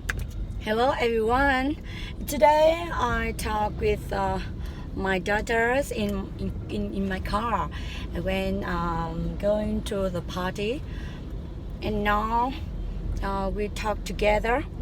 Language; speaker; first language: English; non-native, learner; Vietnamese